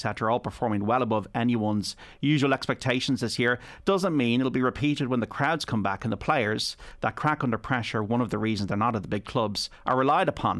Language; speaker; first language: English; native; English